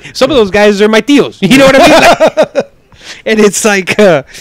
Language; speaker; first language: English; native; English